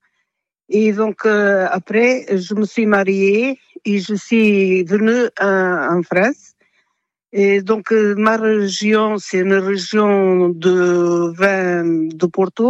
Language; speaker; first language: French; non-native, fluent; Portuguese